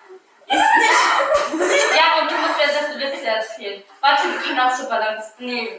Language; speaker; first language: German; early bilingual, other home language; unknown